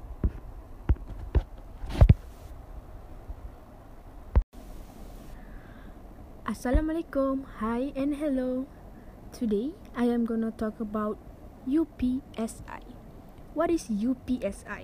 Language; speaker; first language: English; non-native, local second language; Malay